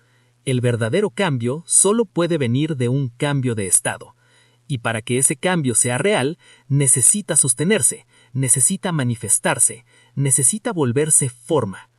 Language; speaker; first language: Spanish; native; Spanish